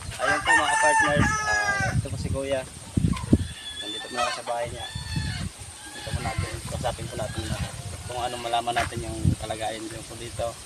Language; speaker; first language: Filipino; non-native, local second language; Waray